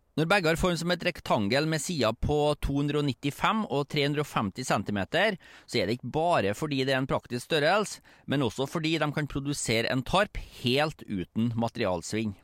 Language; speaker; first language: Norwegian; native; Norwegian